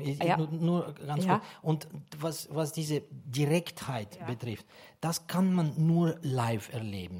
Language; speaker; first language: German; non-native, fluent; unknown